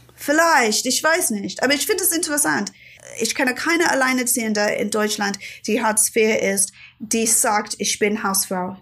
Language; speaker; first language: German; non-native, fluent; English